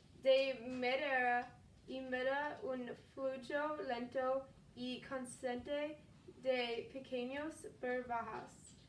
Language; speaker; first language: Spanish; non-native, learner; English